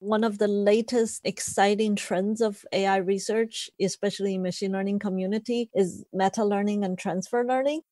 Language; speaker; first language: English; non-native, fluent; Chinese